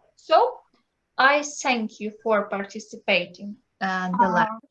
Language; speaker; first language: English; non-native, fluent; Ukrainian